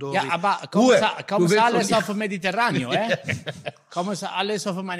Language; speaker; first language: German; non-native, learner; Italian